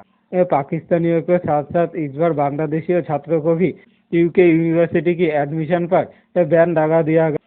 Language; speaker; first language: Hindi; non-native, local second language; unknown